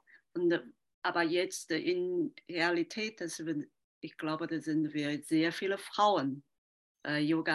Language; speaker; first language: German; non-native, learner; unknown